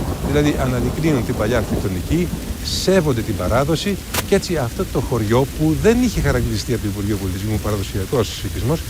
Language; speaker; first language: Greek; native; Greek